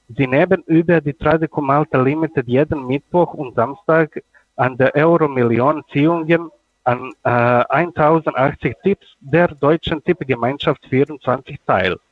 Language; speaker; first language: German; non-native, learner; Russian